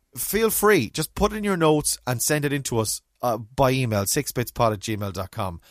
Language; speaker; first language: English; native; English